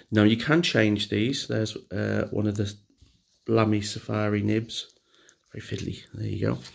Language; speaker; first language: English; native; English